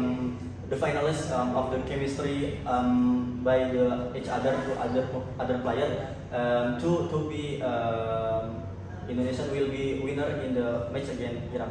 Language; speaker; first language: English; non-native, learner; Indonesian